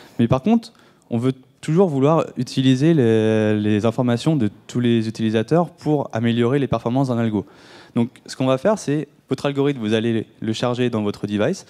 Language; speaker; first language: French; native; French